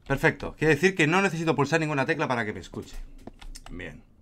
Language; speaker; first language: Spanish; native; Spanish